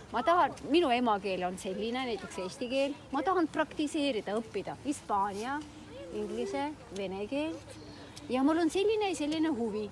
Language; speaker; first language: Estonian; non-native, local second language; Russian